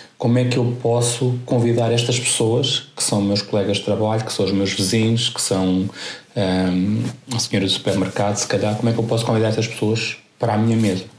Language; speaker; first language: Portuguese; native; Portuguese